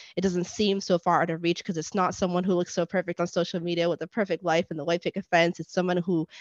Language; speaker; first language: English; non-native, fluent; Spanish